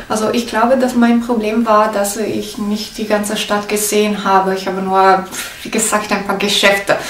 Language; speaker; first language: German; non-native, learner; Italian